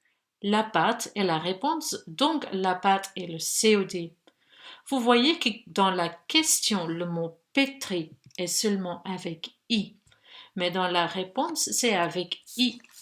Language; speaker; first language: French; non-native, local second language; Dutch